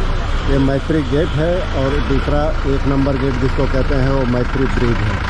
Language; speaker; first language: Hindi; native; Hindi